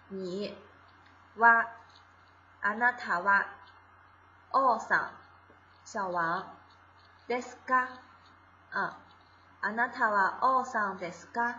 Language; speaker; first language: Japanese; non-native, fluent; Chinese